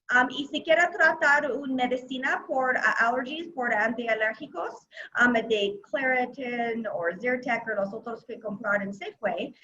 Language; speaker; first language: Spanish; non-native, learner; English